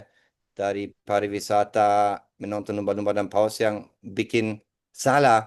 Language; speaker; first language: Indonesian; non-native, fluent; English